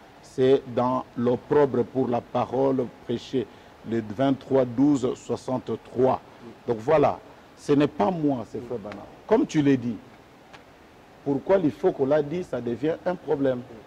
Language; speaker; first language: French; non-native, local second language; Lingala